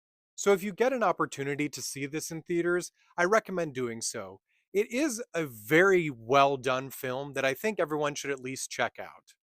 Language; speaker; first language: English; native; English